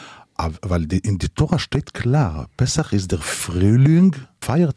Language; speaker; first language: German; non-native, learner; Hebrew